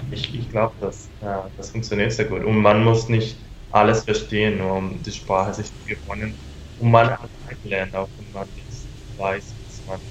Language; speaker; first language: German; non-native, fluent; Spanish